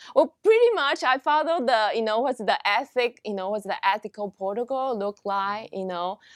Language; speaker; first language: English; non-native, fluent; Chinese